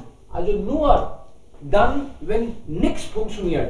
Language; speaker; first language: German; non-native, learner; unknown